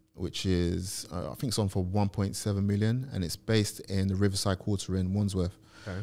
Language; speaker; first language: English; native; English